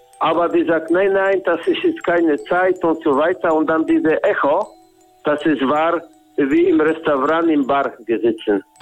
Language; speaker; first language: German; non-native, learner; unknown